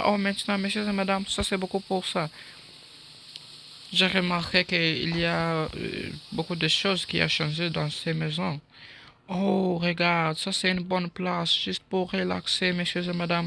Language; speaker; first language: French; non-native, learner; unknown